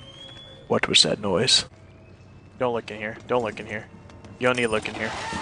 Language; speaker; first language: English; native; English